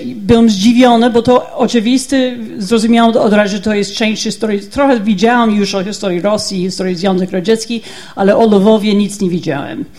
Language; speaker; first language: Polish; non-native, learner; English